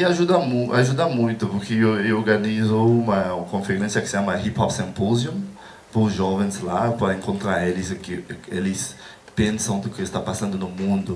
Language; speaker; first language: Portuguese; non-native, learner; Haitian Creole